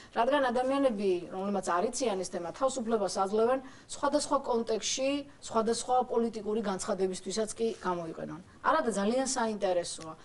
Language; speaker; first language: Georgian; native; Georgian